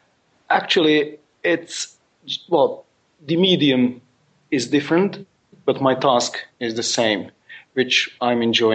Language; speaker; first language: English; non-native, fluent; Hungarian